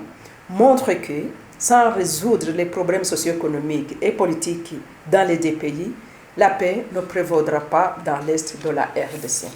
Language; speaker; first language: French; non-native, local second language; Kinyarwanda